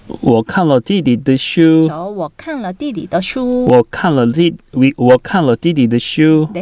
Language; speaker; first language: Chinese; non-native, fluent; Korean